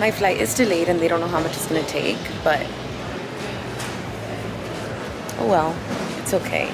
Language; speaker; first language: English; early bilingual, other home language; Spanish